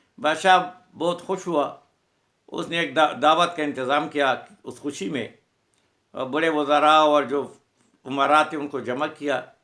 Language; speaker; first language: Urdu; non-native, local second language; Pashto